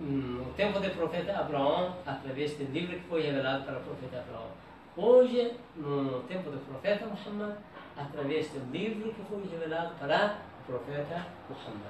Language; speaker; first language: Portuguese; non-native, learner; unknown